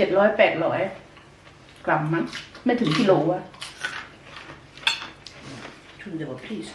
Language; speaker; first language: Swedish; non-native, learner; Thai